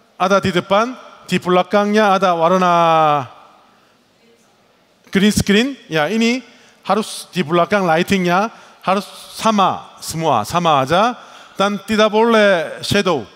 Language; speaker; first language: Indonesian; non-native, learner; Korean